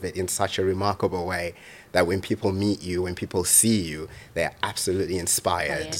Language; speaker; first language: English; non-native, local second language; Shona